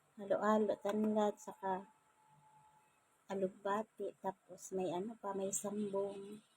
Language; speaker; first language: Filipino; non-native, local second language; Bikol